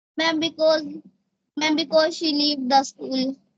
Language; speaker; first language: English; non-native, learner; Hindi